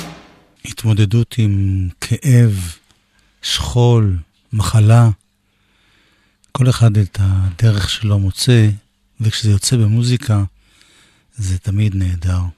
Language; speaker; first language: Hebrew; native; Hebrew